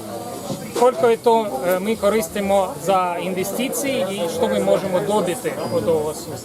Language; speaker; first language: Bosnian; non-native, learner; Ukrainian